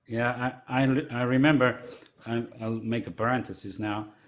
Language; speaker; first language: English; non-native, fluent; Romanian